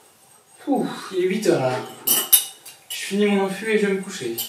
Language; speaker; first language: French; native; French